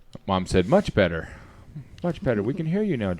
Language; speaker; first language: English; native; English